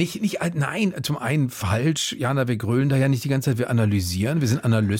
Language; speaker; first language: German; native; German